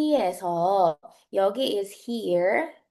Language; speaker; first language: Korean; non-native, fluent; Filipino